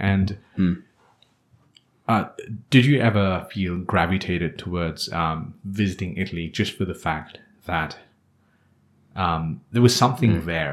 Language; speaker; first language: English; non-native, local second language; Nepali